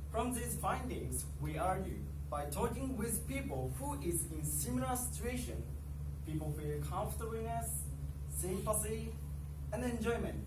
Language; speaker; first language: English; non-native, learner; Japanese